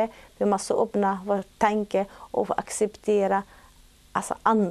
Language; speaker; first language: Swedish; non-native, fluent; Arabic